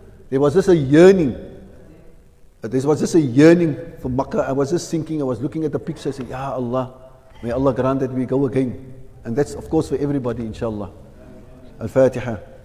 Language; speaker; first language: English; native; English